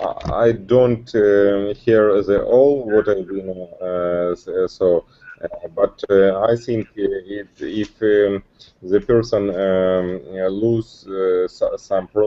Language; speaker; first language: English; non-native, learner; Russian